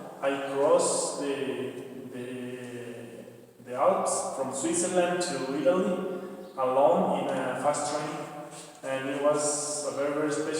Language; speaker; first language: English; non-native, learner; Spanish